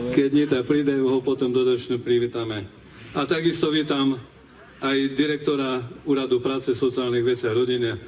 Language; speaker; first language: Slovak; non-native, local second language; Rusyn